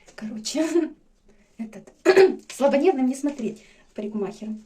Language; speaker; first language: Russian; non-native, local second language; Ukrainian